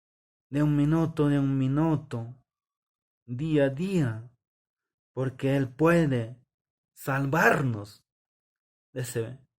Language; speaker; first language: Spanish; non-native, local second language; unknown